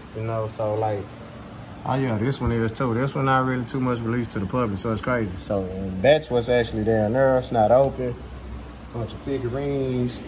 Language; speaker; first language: English; native; English